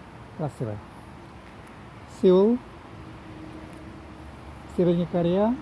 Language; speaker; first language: Russian; non-native, learner; Korean